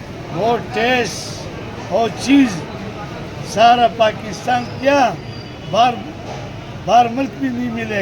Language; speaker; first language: Hindi; non-native, local second language; Pashto